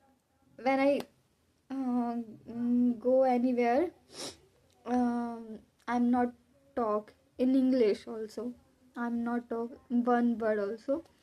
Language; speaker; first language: English; non-native, learner; Hindi